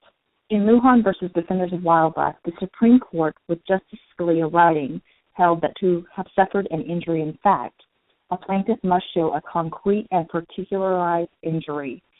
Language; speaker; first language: English; native; English